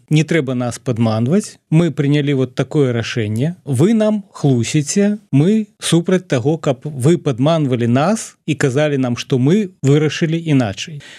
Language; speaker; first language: Belarusian; native; Belarusian